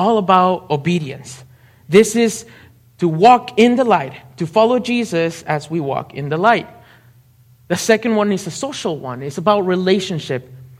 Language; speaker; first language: English; non-native, fluent; Spanish